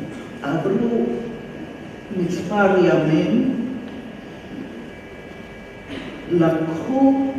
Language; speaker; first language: Hebrew; non-native, fluent; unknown